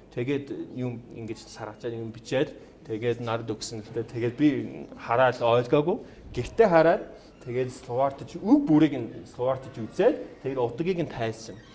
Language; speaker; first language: Mongolian; non-native, fluent; English